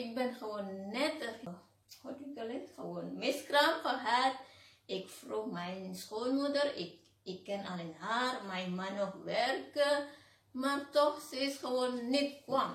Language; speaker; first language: Dutch; non-native, learner; Indonesian